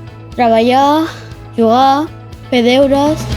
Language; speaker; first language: Catalan; non-native, learner; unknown